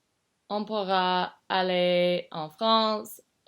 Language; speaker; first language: French; non-native, learner; English